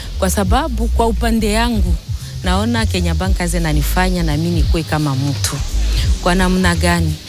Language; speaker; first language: Swahili; native; Swahili